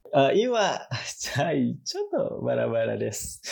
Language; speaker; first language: Japanese; non-native, learner; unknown